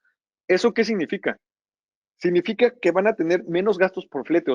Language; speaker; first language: Spanish; native; Spanish